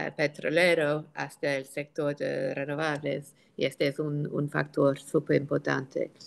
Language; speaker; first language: Spanish; non-native, fluent; English